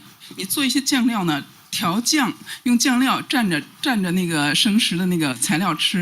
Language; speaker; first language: Chinese; native; Chinese